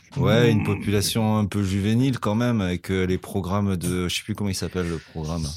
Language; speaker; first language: French; native; French